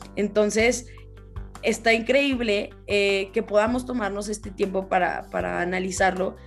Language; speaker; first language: Spanish; native; Spanish